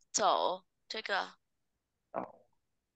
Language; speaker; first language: Chinese; non-native, fluent; Vietnamese